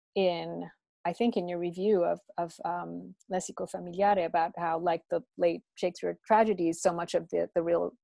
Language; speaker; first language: English; native; English